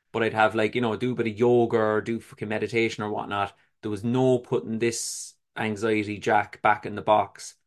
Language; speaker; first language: English; native; English